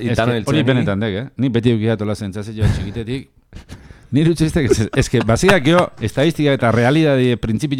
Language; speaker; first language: Basque; native; Basque